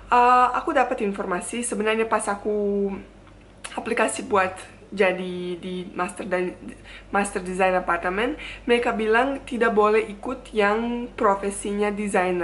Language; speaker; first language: Indonesian; non-native, fluent; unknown